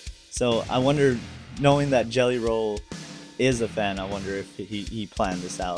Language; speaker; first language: English; native; English